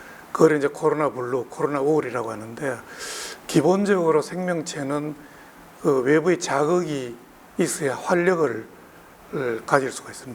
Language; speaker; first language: Korean; native; Korean